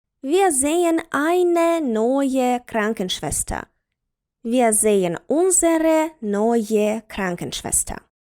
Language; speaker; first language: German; non-native, fluent; Ukrainian